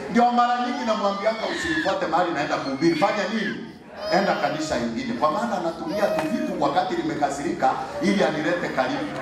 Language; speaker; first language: Swahili; non-native, local second language; Gusii